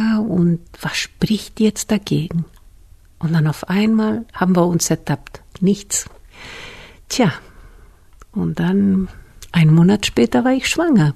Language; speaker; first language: German; non-native, fluent; Spanish